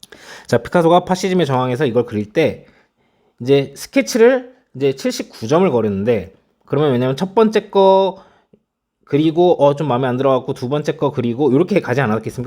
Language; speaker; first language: Korean; native; Korean